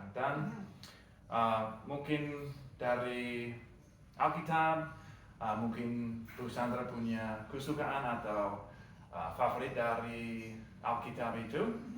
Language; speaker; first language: Indonesian; non-native, learner; English